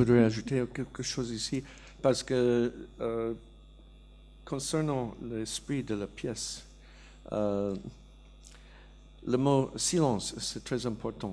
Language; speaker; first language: French; non-native, learner; English